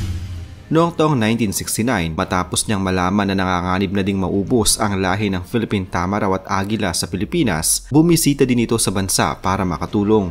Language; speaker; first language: Filipino; native; Filipino